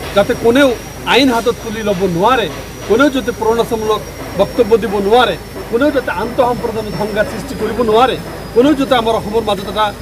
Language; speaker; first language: Assamese; non-native, local second language; Bangla